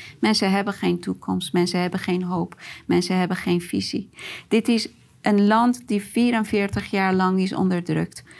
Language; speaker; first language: Dutch; non-native, fluent; Persian